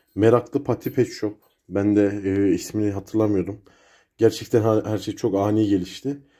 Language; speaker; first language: Turkish; native; Turkish